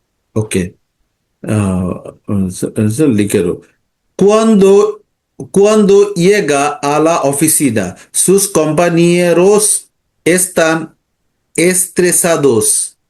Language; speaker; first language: Spanish; non-native, learner; Bangla